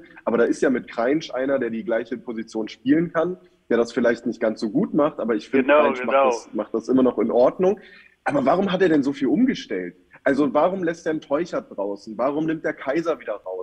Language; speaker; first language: German; native; German